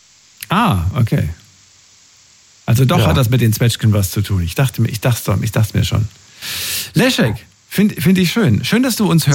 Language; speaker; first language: German; native; German